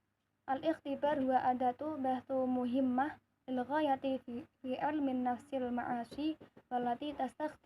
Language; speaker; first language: Arabic; non-native, learner; Indonesian